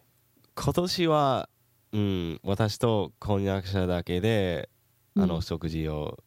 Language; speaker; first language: Japanese; non-native, learner; English